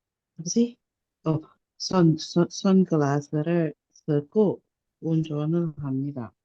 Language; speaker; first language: Korean; non-native, learner; Indonesian